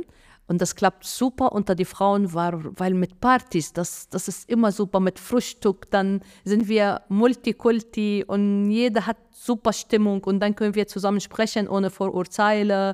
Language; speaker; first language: German; non-native, fluent; Arabic